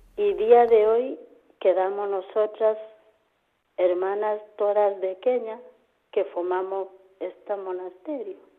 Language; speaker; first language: Spanish; non-native, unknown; Kamba